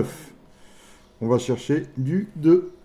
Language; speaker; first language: French; native; French